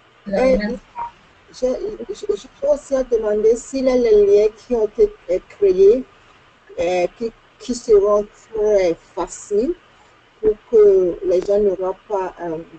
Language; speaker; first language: French; non-native, fluent; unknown